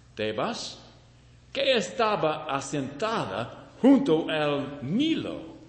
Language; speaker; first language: Spanish; non-native, learner; English